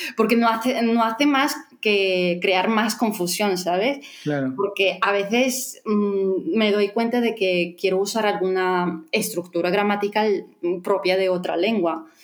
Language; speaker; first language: Spanish; non-native, fluent; Russian